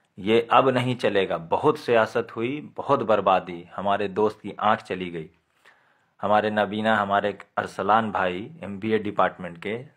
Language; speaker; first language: Urdu; native; Urdu